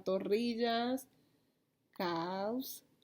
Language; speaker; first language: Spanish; early bilingual, heritage; Spanish